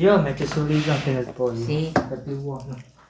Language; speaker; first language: Italian; early bilingual, other home language; Filipino